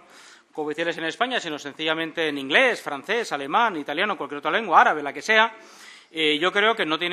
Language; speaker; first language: Spanish; native; Spanish